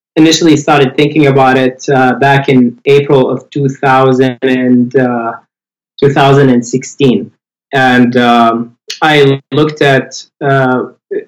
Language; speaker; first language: English; non-native, fluent; Arabic